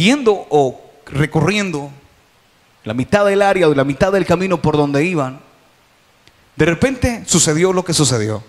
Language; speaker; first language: Spanish; native; Spanish